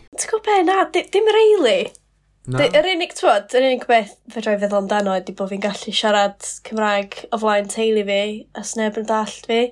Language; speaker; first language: Welsh; non-native, local second language; English